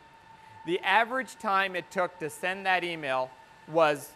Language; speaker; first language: English; native; English